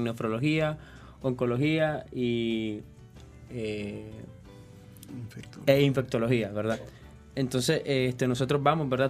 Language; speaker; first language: Spanish; native; Spanish